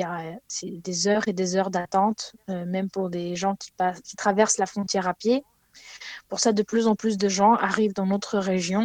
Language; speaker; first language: French; non-native, fluent; Ukrainian